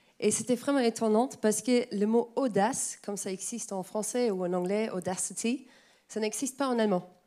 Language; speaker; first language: French; non-native, fluent; German